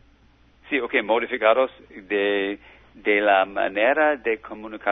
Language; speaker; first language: Spanish; non-native, learner; English